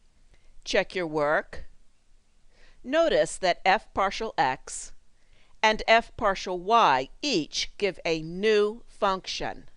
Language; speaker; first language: English; native; English